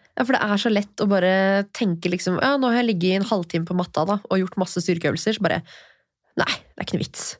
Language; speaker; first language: Norwegian; native; Norwegian